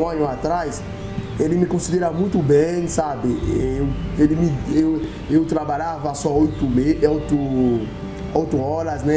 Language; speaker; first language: Portuguese; non-native, fluent; Haitian Creole